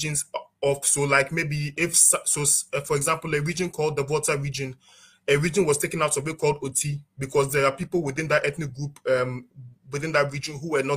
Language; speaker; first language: English; non-native, local second language; Akan